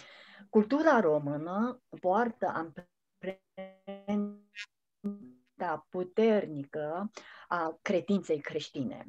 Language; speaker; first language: Romanian; non-native, fluent; Chinese